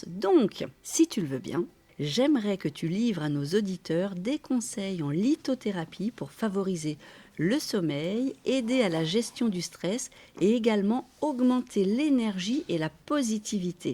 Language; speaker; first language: French; native; French